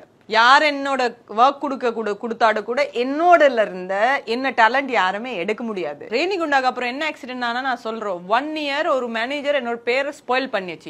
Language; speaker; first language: Tamil; non-native, learner; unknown